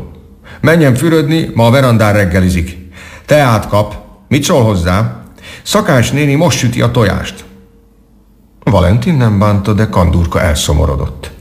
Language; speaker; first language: Hungarian; native; Hungarian